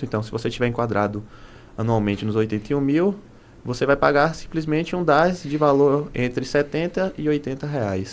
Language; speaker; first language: Portuguese; native; Portuguese